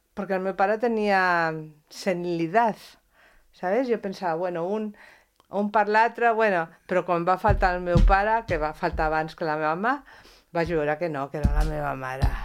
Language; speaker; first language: Catalan; non-native, local second language; Spanish